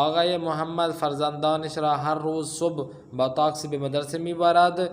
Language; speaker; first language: Persian; non-native, fluent; Urdu